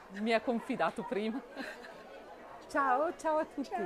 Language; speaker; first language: Italian; native; Italian